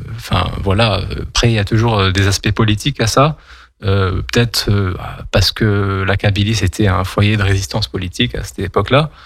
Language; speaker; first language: French; non-native, local second language; Kabyle